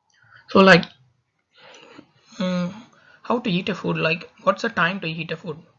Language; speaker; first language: English; non-native, local second language; Tamil